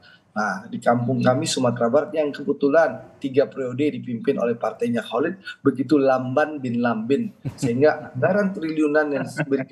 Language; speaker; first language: Indonesian; native; Indonesian